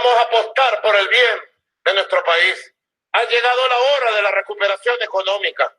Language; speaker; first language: Spanish; native; Spanish